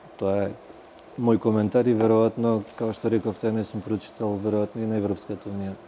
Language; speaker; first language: Macedonian; native; Macedonian